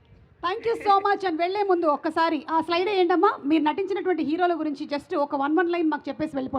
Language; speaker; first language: Telugu; native; Telugu